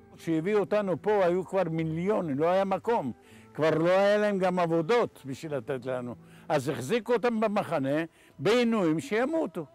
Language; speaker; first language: Hebrew; non-native, fluent; Ladino